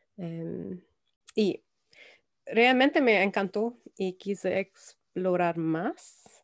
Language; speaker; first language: Spanish; non-native, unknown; German